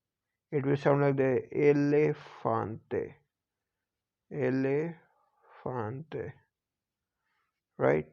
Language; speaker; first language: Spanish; non-native, learner; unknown